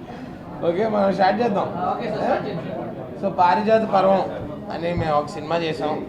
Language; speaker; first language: Telugu; native; Telugu